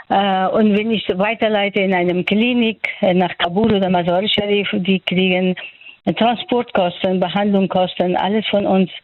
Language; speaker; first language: German; non-native, fluent; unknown